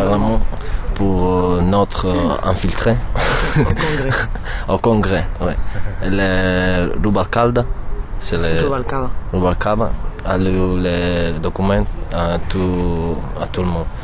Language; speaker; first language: French; non-native, learner; Italian